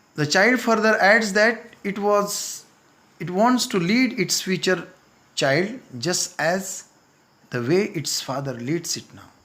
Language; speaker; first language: English; non-native, local second language; Marathi